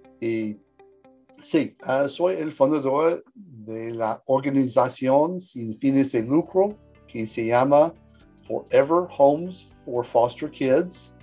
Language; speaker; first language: Spanish; early bilingual, heritage; English